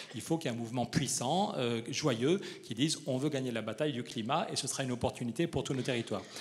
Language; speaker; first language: French; native; French